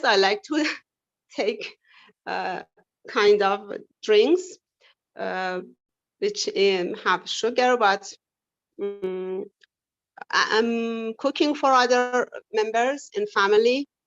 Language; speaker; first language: English; non-native, learner; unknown